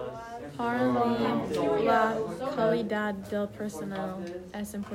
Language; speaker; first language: Spanish; non-native, learner; English